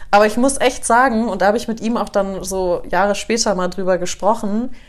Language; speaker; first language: German; native; German